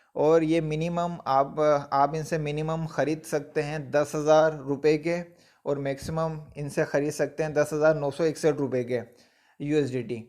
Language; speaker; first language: Hindi; non-native, local second language; Punjabi